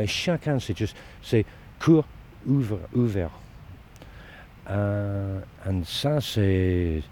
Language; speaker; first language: French; non-native, learner; Dutch